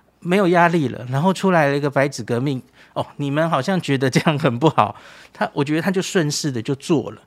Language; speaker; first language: Chinese; native; Chinese